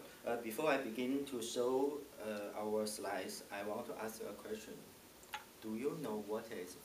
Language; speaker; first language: English; non-native, learner; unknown